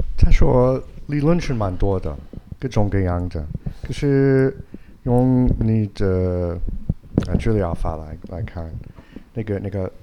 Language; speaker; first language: Chinese; non-native, fluent; English